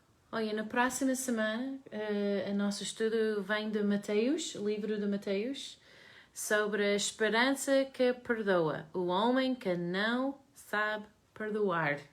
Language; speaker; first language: Portuguese; non-native, learner; English